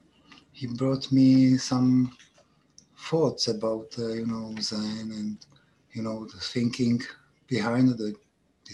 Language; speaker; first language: English; non-native, learner; Czech